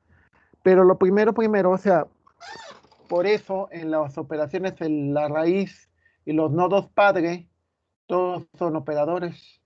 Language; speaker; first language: Spanish; native; Spanish